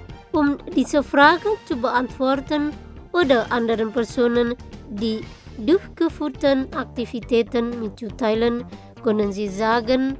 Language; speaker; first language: German; non-native, fluent; Indonesian